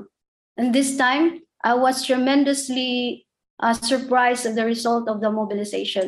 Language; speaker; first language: English; non-native, local second language; Cebuano